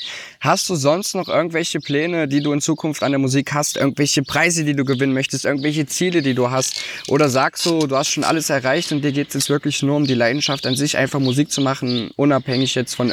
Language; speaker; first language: German; native; German